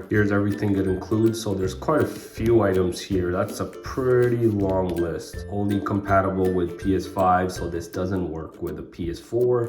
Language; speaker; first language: English; native; English